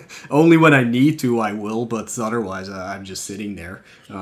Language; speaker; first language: English; non-native, fluent; Dutch